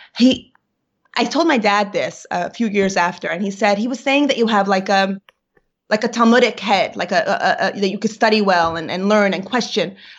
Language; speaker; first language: English; native; English